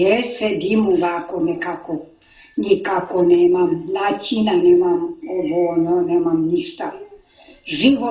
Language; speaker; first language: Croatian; non-native, local second language; Romany